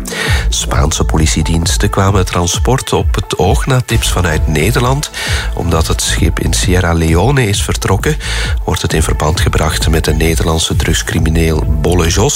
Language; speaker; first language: Dutch; native; Dutch